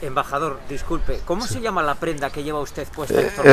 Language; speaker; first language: Spanish; native; Spanish